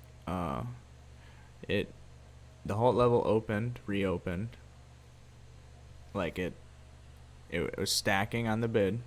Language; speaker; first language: English; native; English